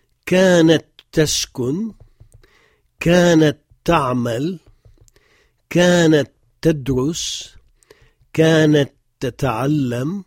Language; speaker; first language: Arabic; non-native, fluent; French